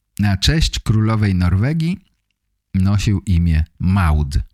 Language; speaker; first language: Polish; native; Polish